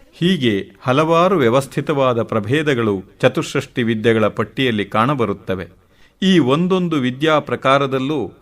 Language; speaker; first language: Kannada; native; Kannada